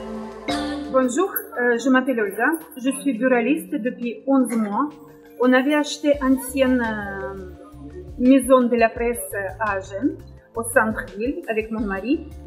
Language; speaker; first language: French; non-native, fluent; Russian